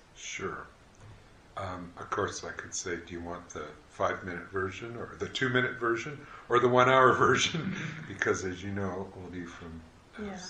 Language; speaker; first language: English; native; English